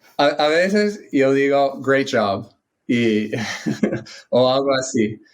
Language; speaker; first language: Spanish; non-native, fluent; English